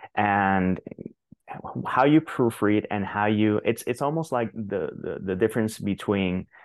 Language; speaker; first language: English; non-native, fluent; Spanish